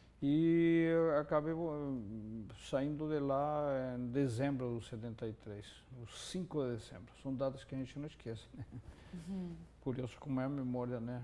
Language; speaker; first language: Portuguese; non-native, fluent; Spanish